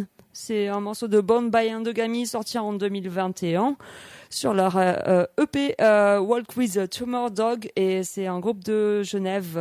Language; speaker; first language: French; native; French